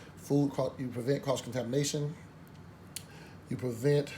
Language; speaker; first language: English; native; English